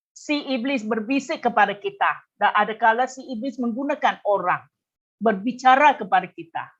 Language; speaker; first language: Malay; non-native, local second language; Chinese